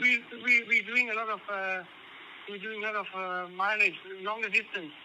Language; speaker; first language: English; native; English